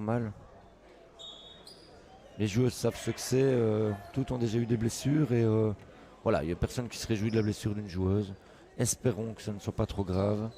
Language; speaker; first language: French; native; French